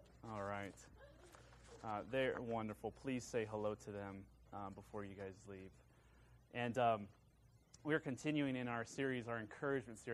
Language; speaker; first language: English; native; English